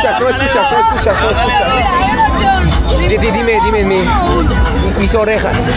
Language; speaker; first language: Spanish; non-native, learner; French